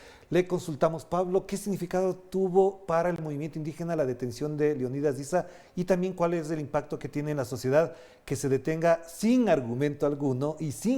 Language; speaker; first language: Spanish; native; Spanish